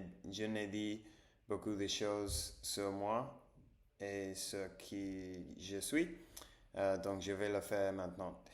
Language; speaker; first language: French; non-native, learner; English